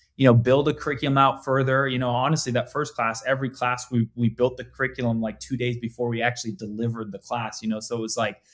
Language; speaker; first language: English; native; English